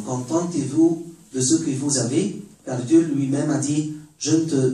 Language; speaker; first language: French; non-native, learner; Arabic